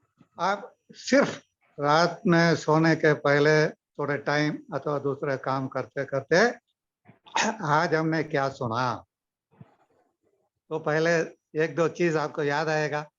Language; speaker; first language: Hindi; non-native, local second language; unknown